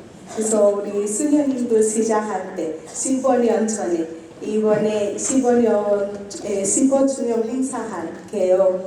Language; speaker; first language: Korean; non-native, learner; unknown